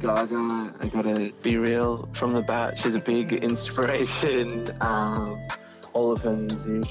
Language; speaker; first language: English; native; English